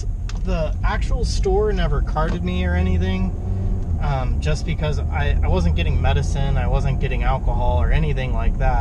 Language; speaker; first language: English; native; English